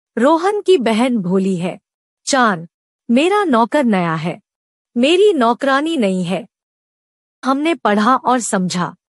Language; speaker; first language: Hindi; native; Hindi